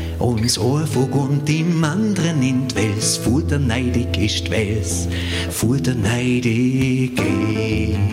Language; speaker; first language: German; native; German